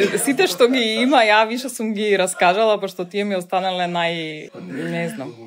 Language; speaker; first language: Macedonian; native; Macedonian